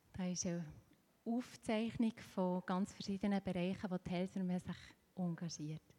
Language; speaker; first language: German; native; German